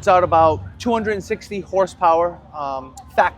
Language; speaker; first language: English; native; English